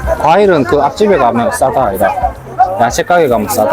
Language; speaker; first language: Korean; native; Korean